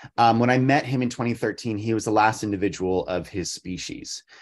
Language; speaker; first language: English; native; English